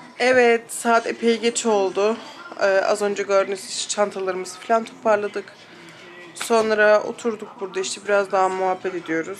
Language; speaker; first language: Turkish; early bilingual, heritage; Turkish